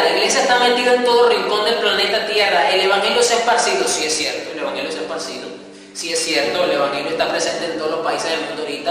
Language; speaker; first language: Spanish; native; Spanish